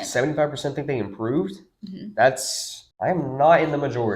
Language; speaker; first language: English; native; English